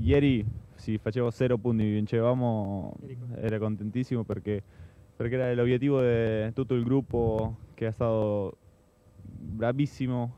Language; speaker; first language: Italian; non-native, fluent; Spanish